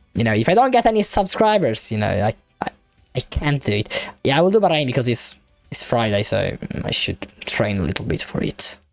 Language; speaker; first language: English; non-native, fluent; Italian